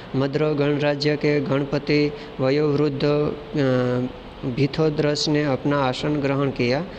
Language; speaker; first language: Hindi; non-native, local second language; Gujarati